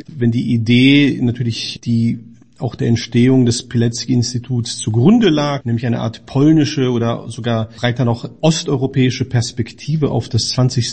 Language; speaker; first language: German; native; German